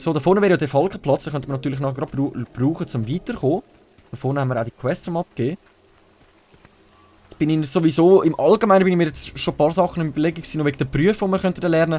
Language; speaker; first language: German; native; German